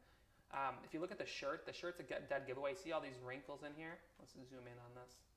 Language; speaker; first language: English; native; English